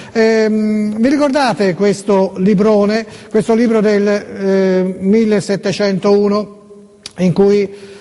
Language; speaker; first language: Italian; native; Italian